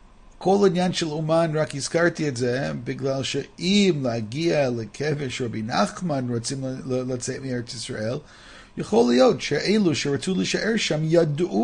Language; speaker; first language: Hebrew; non-native, fluent; English